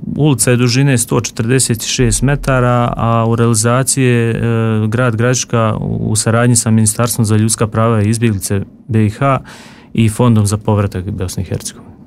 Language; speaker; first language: Croatian; native; Croatian